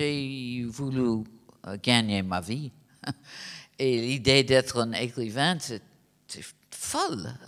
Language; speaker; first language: French; non-native, fluent; English